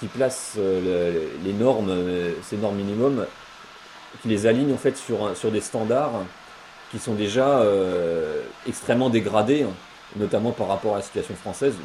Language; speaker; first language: French; native; French